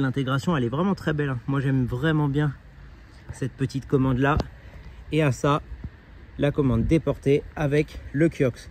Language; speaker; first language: French; native; French